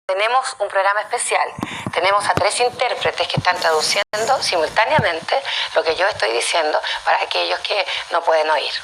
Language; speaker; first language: Spanish; native; Spanish